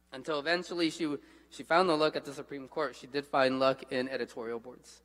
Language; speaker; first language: English; native; English